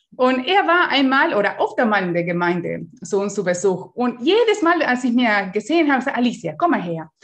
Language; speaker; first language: German; non-native, fluent; Spanish